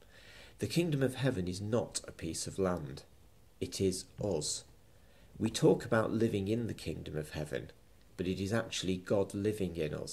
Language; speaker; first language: English; native; English